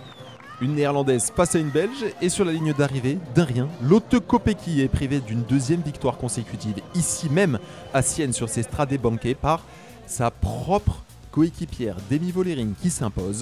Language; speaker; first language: French; native; French